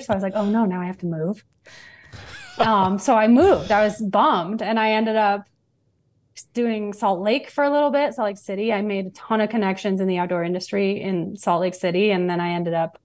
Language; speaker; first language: English; native; English